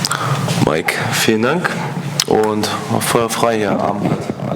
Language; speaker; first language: German; native; German